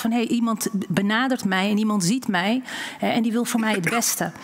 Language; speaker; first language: Dutch; native; Dutch